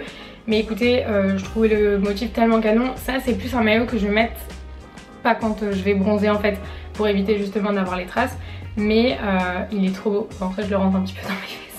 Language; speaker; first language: French; native; French